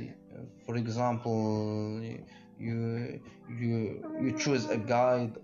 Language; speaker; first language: English; non-native, learner; Arabic